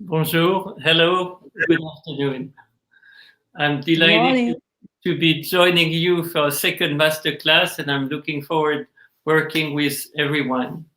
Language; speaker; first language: English; non-native, fluent; French